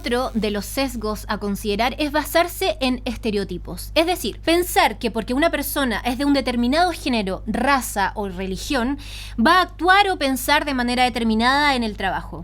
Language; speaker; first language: Spanish; native; Spanish